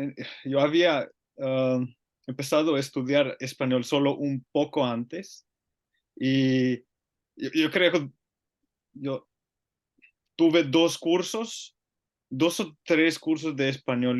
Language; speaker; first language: Spanish; non-native, learner; Finnish